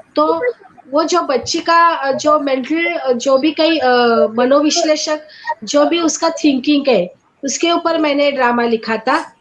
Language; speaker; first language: Hindi; non-native, local second language; Marathi